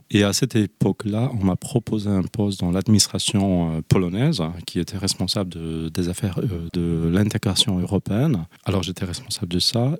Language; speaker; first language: French; non-native, fluent; Polish